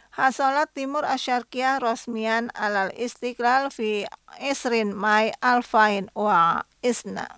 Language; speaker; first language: Arabic; non-native, fluent; Indonesian